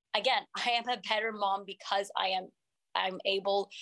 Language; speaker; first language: English; non-native, fluent; French